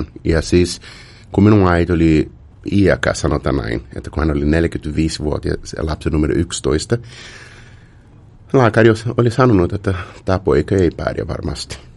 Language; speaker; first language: Finnish; non-native, fluent; Portuguese